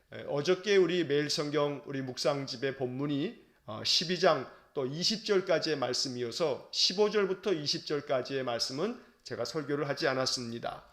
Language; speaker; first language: Korean; native; Korean